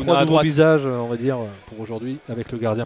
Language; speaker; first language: French; native; French